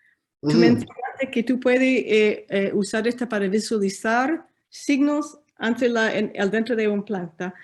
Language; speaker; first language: Spanish; non-native, learner; English